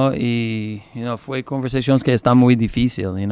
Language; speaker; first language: Spanish; non-native, learner; English